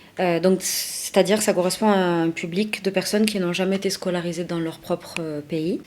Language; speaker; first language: French; native; French